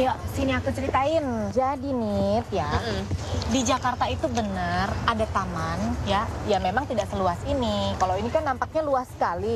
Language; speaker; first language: Indonesian; native; Indonesian